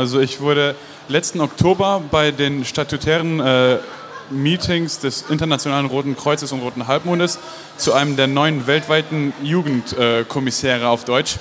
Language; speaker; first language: German; non-native, local second language; Luxembourgish